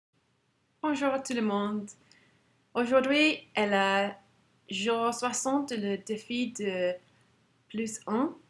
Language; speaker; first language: French; non-native, learner; English